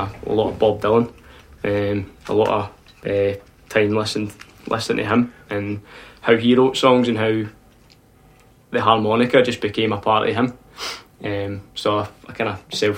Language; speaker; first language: English; native; English